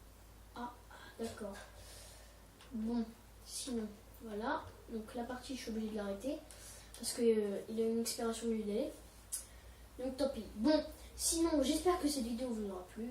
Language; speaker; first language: French; native; French